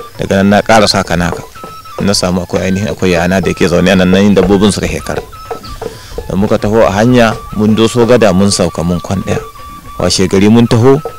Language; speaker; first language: Hausa; non-native, local second language; Fula